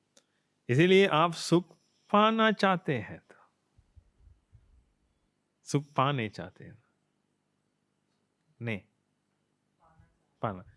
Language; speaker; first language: Hindi; non-native, fluent; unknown